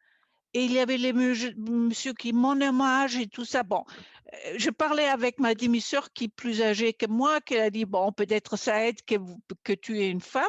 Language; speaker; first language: French; non-native, fluent; German